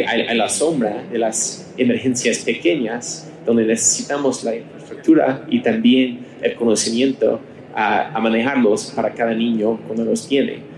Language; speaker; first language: Spanish; non-native, learner; English